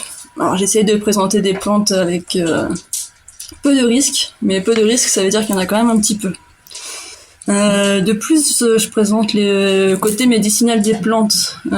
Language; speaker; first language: French; native; French